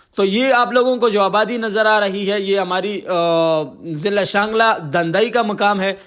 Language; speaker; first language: Urdu; non-native, local second language; Pashto